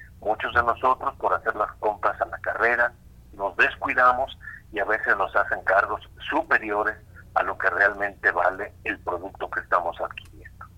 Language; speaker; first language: Spanish; native; Spanish